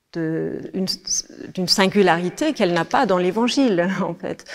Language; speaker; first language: French; non-native, fluent; Danish